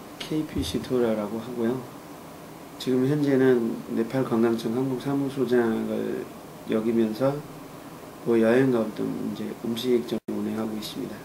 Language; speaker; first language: Korean; non-native, fluent; Nepali